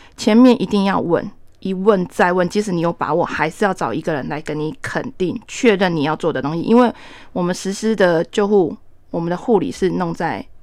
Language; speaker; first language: Chinese; native; Chinese